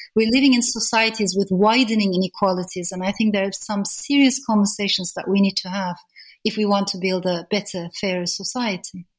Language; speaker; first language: English; non-native, fluent; Turkish